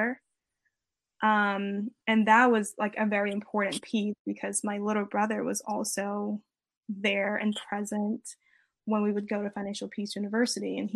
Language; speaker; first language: English; native; English